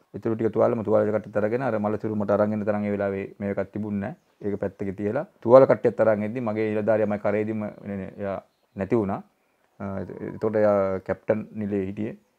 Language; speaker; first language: Sinhala; native; Sinhala